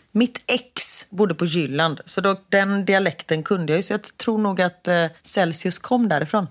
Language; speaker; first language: Swedish; native; Swedish